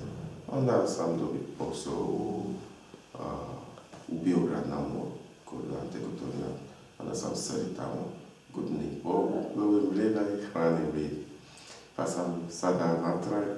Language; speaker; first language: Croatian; non-native, learner; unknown